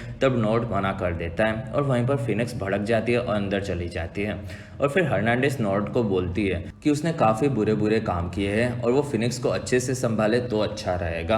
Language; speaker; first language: Hindi; native; Hindi